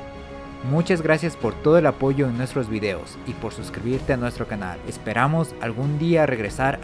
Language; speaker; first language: Spanish; native; Spanish